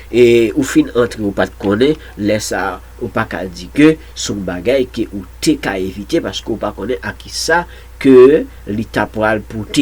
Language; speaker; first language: French; non-native, local second language; Haitian Creole